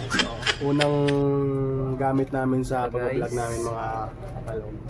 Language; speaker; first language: Filipino; native; Filipino